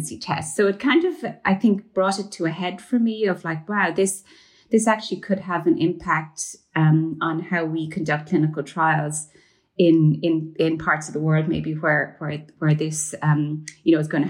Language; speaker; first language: English; native; English